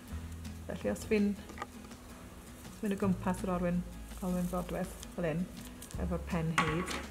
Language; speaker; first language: Welsh; native; Welsh